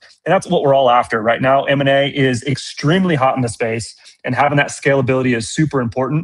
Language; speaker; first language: English; native; English